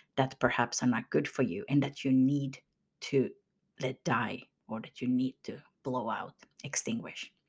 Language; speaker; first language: English; non-native, fluent; Swedish